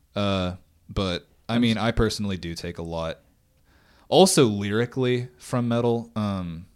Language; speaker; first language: English; native; English